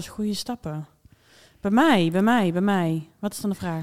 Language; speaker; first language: Dutch; native; Dutch